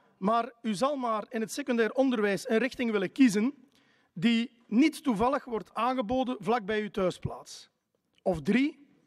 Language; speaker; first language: Dutch; native; Dutch